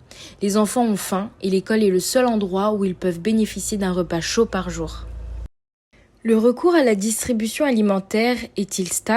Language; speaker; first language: French; native; French